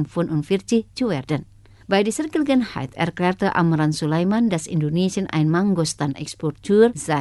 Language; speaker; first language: German; non-native, fluent; Indonesian